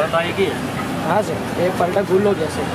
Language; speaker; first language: Hindi; non-native, local second language; Marathi